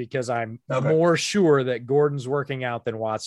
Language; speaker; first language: English; native; English